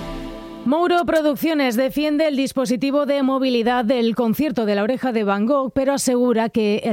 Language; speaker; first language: Spanish; native; Spanish